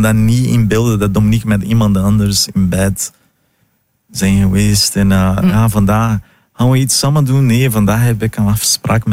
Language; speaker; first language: Dutch; non-native, learner; Portuguese